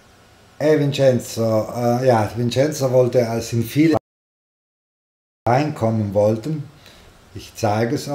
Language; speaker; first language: German; non-native, fluent; Italian